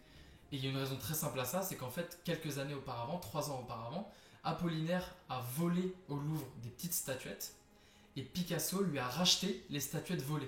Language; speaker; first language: French; native; French